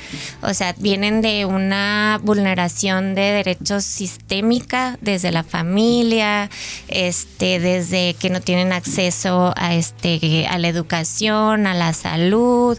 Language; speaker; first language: Spanish; native; Spanish